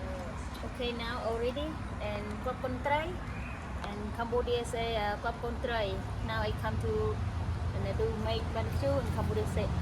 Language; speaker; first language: English; non-native, learner; Khmer